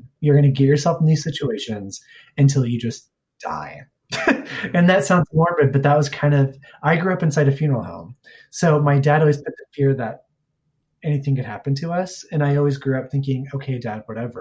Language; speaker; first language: English; native; English